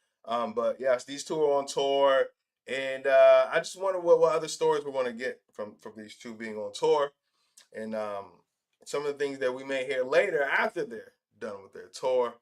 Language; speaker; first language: English; native; English